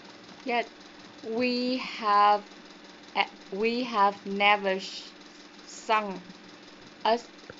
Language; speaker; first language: English; non-native, learner; Vietnamese